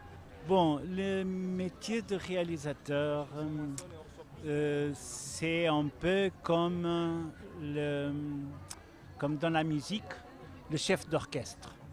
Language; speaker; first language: French; non-native, learner; Portuguese